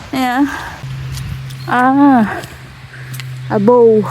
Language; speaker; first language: English; non-native, learner; Filipino